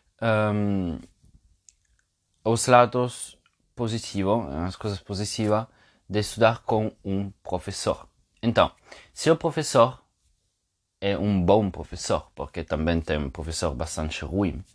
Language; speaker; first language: Portuguese; non-native, fluent; Italian